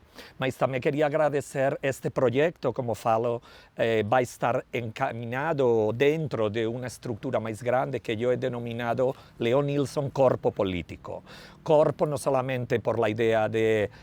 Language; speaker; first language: Portuguese; non-native, learner; Spanish